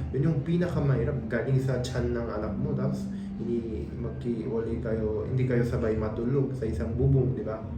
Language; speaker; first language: Filipino; non-native, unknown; Korean